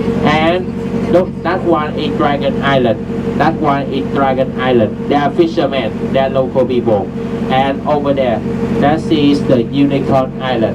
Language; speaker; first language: English; non-native, learner; Vietnamese